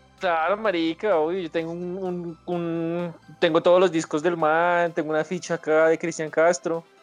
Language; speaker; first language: Spanish; native; Spanish